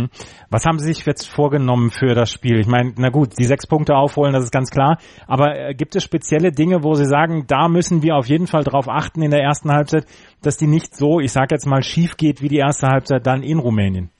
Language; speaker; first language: German; native; German